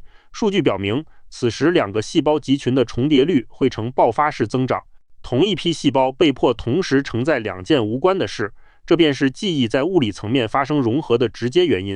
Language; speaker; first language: Chinese; native; Chinese